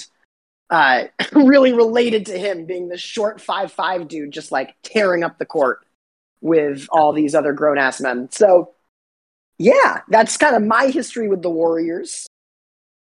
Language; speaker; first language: English; native; English